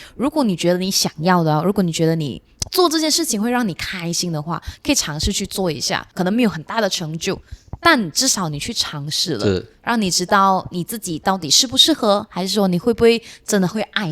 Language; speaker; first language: Chinese; non-native, local second language; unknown